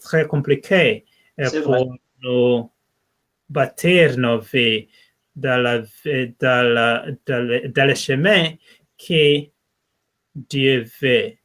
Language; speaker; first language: French; non-native, learner; English